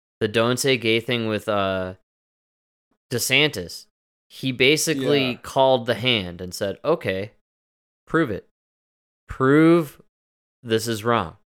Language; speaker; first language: English; native; English